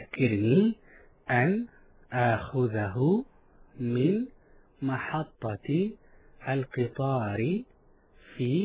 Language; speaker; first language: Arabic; non-native, fluent; Malay